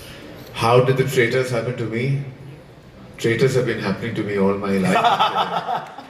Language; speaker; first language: English; non-native, local second language; Hindi